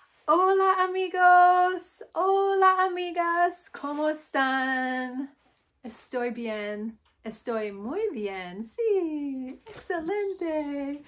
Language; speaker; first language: Spanish; non-native, fluent; English